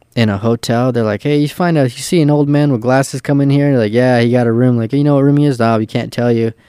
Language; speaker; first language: English; native; English